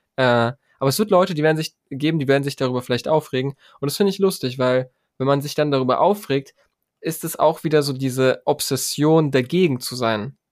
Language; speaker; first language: German; native; German